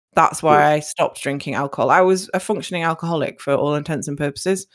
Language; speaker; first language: English; native; English